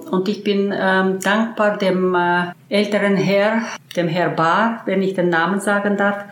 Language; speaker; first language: German; early bilingual, heritage; German